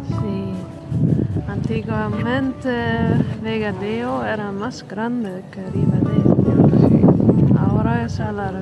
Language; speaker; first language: Spanish; non-native, fluent; Dutch